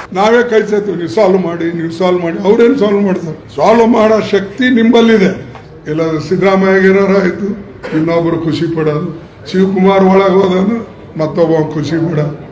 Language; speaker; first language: Kannada; native; Kannada